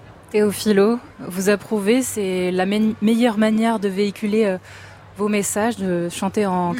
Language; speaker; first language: French; native; French